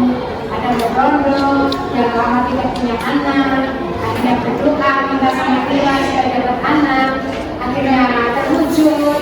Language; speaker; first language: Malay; non-native, local second language; Javanese